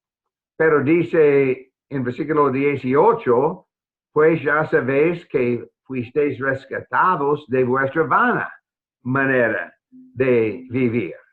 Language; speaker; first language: Spanish; non-native, fluent; English